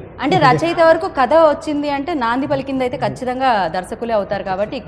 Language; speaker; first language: Telugu; native; Telugu